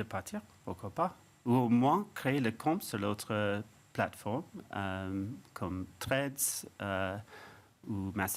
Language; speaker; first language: French; non-native, fluent; English